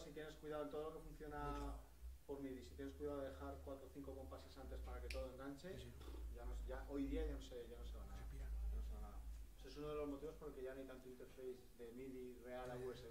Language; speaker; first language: Spanish; native; Spanish